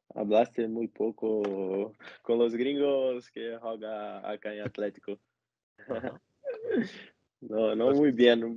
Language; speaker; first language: Spanish; non-native, learner; Portuguese